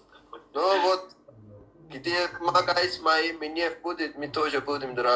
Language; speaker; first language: Russian; non-native, learner; Tajik